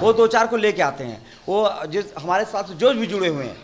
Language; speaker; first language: Hindi; native; Hindi